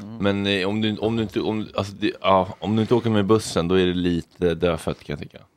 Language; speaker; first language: Swedish; native; Swedish